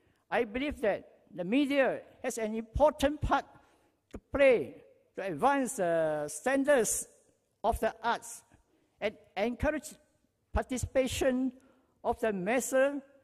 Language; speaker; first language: English; non-native, local second language; Chinese